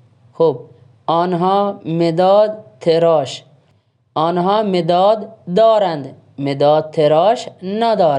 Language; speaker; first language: Persian; non-native, learner; Urdu